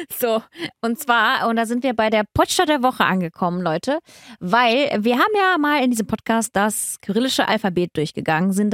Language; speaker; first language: German; early bilingual, other home language; Russian